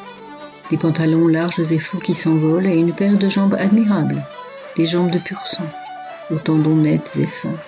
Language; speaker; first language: French; native; French